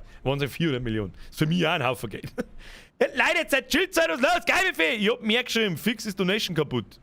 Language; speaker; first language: German; native; German